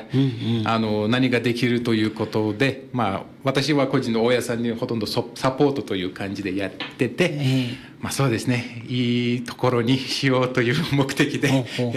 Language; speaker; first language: Japanese; non-native, fluent; Turkish